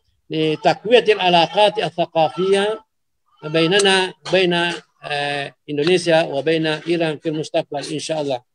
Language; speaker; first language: Arabic; non-native, fluent; Indonesian